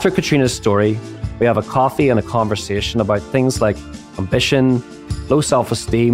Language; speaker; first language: English; native; English